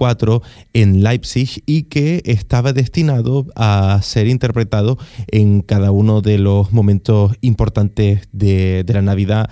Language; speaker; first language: Spanish; native; Spanish